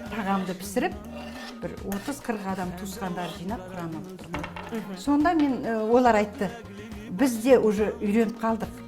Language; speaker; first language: Kazakh; non-native, local second language; Azerbaijani